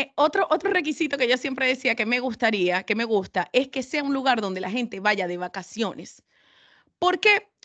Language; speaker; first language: Spanish; native; Spanish